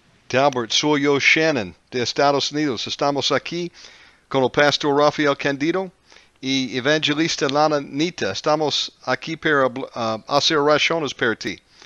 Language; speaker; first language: Spanish; non-native, learner; English